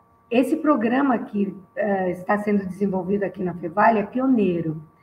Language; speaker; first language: Portuguese; native; Portuguese